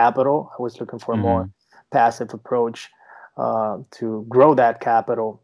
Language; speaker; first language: English; non-native, fluent; Spanish